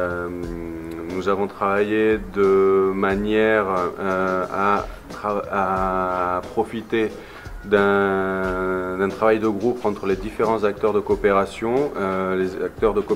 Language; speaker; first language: French; non-native, fluent; Spanish